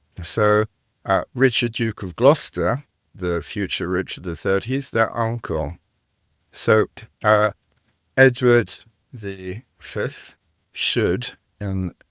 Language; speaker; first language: English; native; English